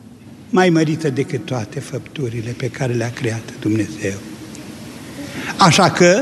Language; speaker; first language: Romanian; native; Romanian